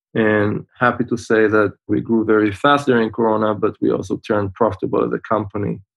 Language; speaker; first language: English; non-native, fluent; Hebrew